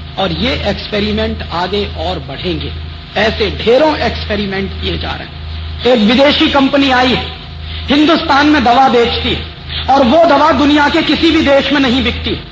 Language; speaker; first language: Hindi; native; Hindi